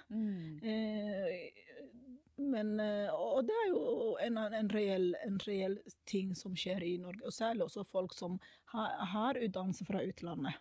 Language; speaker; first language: Norwegian; non-native, fluent; Somali